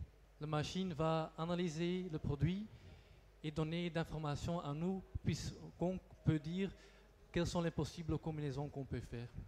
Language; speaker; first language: French; non-native, local second language; Dutch